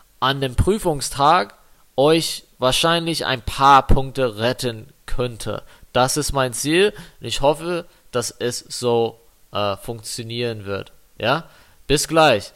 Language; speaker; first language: German; non-native, fluent; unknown